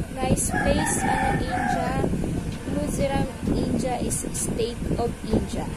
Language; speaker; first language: English; non-native, local second language; Filipino